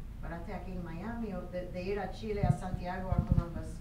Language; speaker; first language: Spanish; non-native, fluent; English